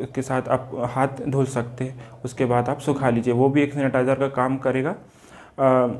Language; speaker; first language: Hindi; native; Hindi